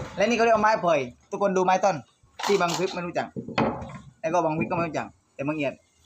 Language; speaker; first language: Thai; native; Thai